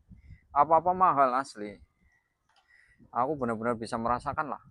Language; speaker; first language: Indonesian; non-native, local second language; Javanese